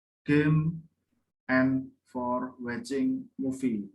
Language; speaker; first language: English; non-native, learner; Indonesian